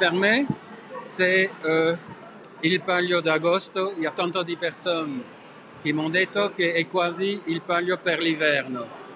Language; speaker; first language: Italian; non-native, learner; French